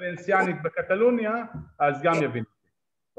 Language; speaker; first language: Hebrew; native; Hebrew